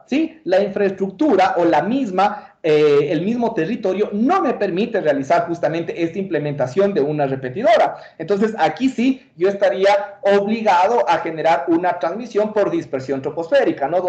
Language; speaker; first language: Spanish; native; Spanish